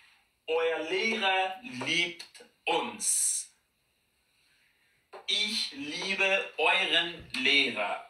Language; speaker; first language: German; non-native, fluent; Persian